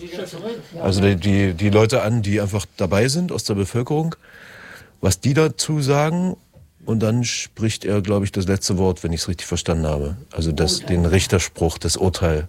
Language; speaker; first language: German; native; German